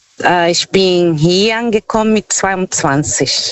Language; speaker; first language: German; non-native, learner; Portuguese